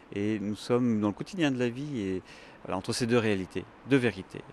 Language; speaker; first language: French; native; French